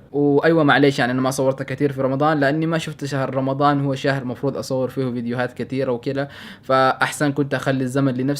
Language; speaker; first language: Arabic; native; Arabic